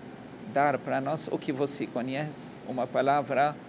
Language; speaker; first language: Portuguese; non-native, fluent; Arabic